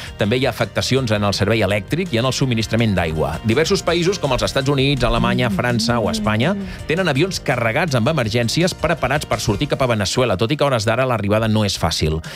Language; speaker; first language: Catalan; native; Catalan